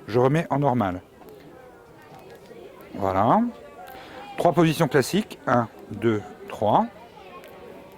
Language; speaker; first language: French; native; French